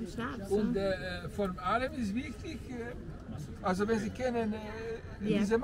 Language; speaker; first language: German; non-native, learner; Slovenian